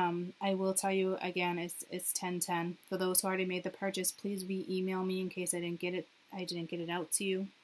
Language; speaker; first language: English; native; English